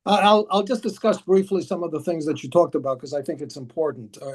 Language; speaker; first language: English; early bilingual, other home language; Greek